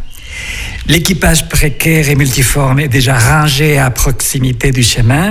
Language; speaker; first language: French; non-native, fluent; Spanish